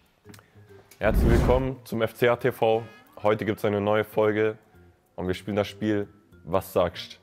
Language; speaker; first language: German; native; German